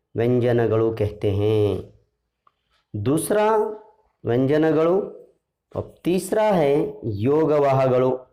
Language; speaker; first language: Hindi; non-native, local second language; Urdu